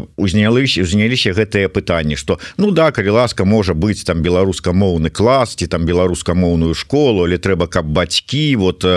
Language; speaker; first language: Belarusian; non-native, local second language; Russian